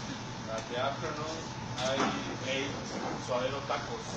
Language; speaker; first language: English; non-native, learner; Spanish